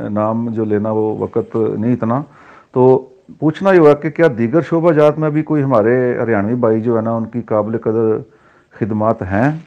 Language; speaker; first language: Urdu; non-native, local second language; Haryanvi